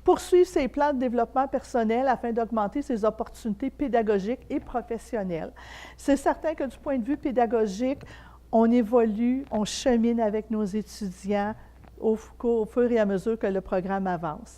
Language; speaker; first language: French; native; French